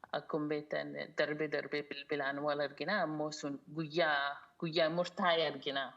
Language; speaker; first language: Oromo; early bilingual, heritage; Oromo